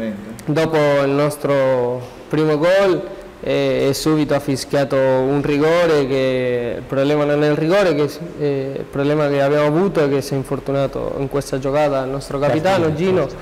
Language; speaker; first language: Italian; non-native, learner; Spanish